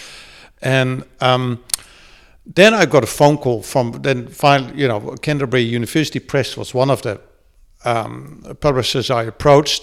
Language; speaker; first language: English; non-native, fluent; Dutch